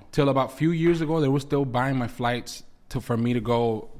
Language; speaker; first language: English; early bilingual, other home language; Spanish